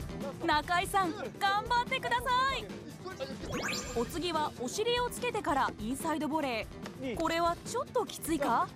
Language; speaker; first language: Japanese; native; Japanese